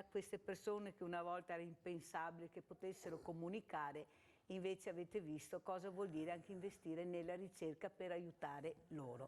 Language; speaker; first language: Italian; native; Italian